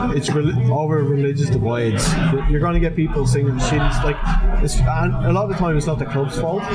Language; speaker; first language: English; native; English